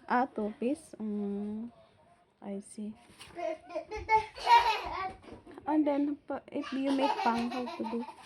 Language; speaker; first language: English; non-native, learner; Filipino